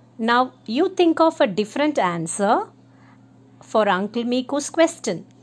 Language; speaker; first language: English; non-native, local second language; Tamil